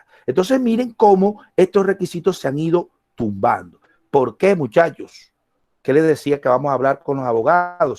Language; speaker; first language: Spanish; native; Spanish